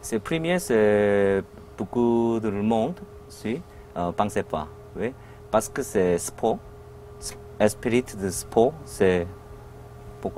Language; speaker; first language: French; non-native, learner; Korean